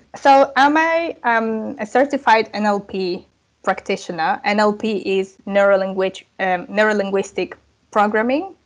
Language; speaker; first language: English; non-native, fluent; Russian